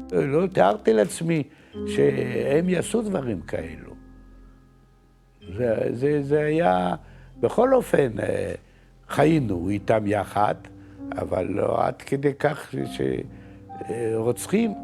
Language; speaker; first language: Hebrew; non-native, fluent; Yiddish